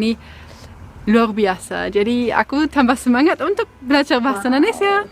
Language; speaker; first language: Indonesian; non-native, fluent; German